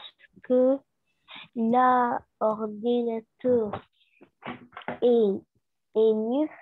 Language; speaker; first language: French; non-native, learner; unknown